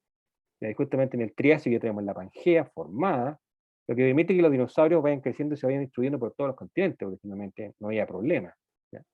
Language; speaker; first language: Spanish; native; Spanish